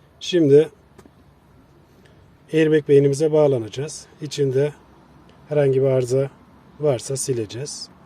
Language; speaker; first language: Turkish; native; Turkish